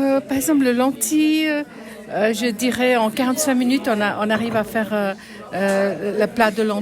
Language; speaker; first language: French; non-native, fluent; Bangla